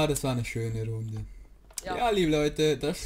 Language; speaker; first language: German; native; German